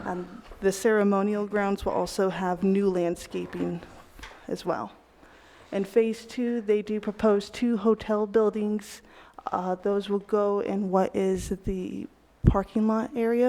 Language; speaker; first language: English; native; English